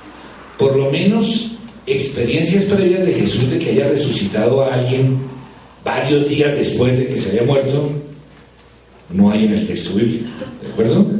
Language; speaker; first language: Spanish; native; Spanish